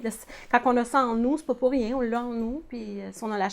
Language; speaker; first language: French; native; French